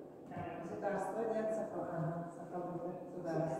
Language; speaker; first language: Russian; non-native, local second language; Yakut